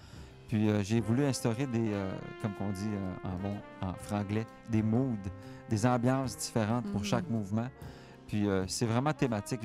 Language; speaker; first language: French; native; French